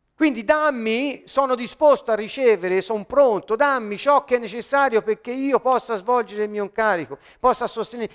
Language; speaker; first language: Italian; native; Italian